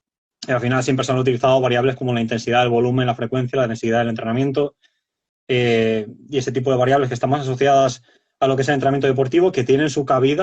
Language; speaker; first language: Spanish; native; Spanish